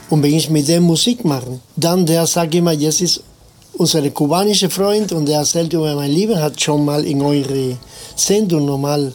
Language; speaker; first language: German; non-native, fluent; Spanish